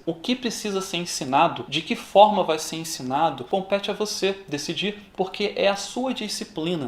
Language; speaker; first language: Portuguese; native; Portuguese